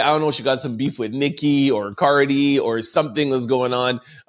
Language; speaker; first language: English; native; English